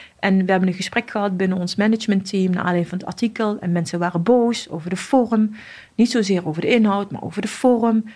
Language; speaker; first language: Dutch; early bilingual, other home language; Arabic